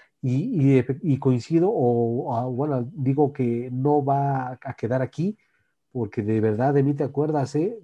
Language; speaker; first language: Spanish; native; Spanish